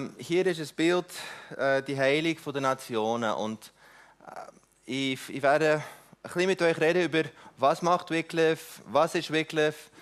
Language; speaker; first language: German; non-native, fluent; Afrikaans